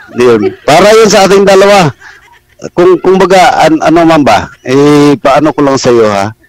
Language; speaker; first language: Filipino; non-native, local second language; Cebuano